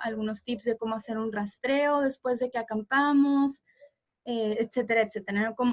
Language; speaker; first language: Spanish; native; Spanish